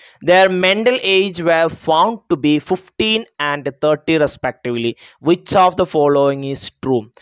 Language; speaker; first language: English; non-native, local second language; Malayalam